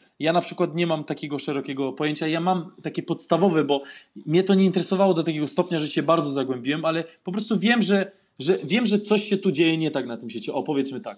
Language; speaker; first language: Polish; early bilingual, heritage; Polish